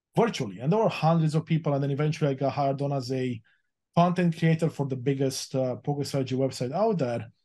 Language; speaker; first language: English; early bilingual, other home language; Romanian